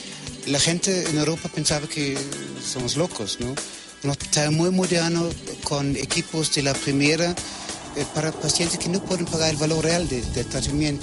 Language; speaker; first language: Spanish; non-native, fluent; German